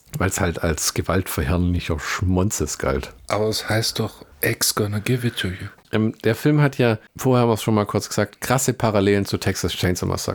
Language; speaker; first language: German; native; German